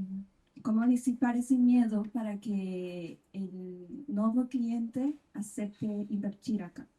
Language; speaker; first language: Portuguese; non-native, fluent; Spanish